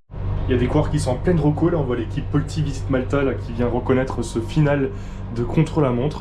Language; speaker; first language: French; native; French